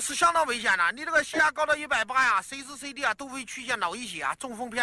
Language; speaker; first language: Chinese; native; Chinese